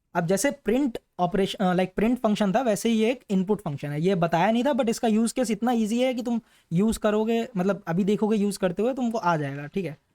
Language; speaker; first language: Hindi; native; Hindi